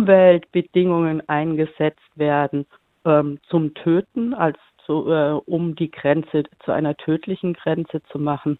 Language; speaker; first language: German; native; German